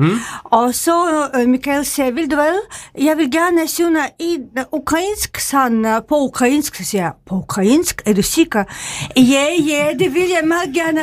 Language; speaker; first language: Danish; non-native, fluent; Ukrainian